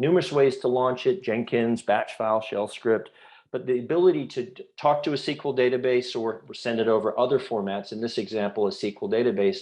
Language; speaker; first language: English; native; English